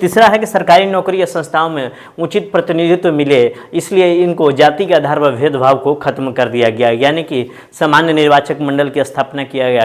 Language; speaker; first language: Hindi; native; Hindi